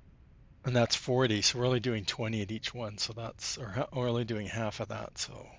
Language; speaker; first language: English; native; English